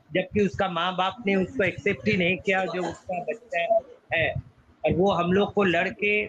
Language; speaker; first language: Hindi; non-native, local second language; Bangla